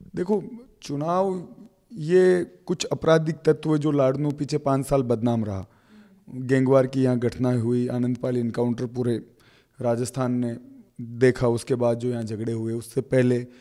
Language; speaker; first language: Hindi; native; Hindi